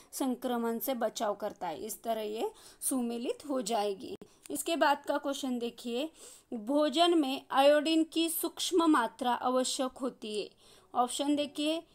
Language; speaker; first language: Hindi; non-native, local second language; Marathi